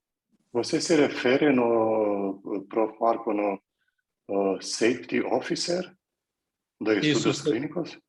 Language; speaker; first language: Portuguese; non-native, fluent; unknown